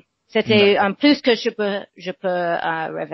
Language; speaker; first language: French; non-native, learner; English